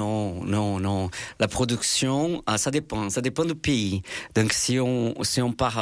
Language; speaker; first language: French; non-native, fluent; Portuguese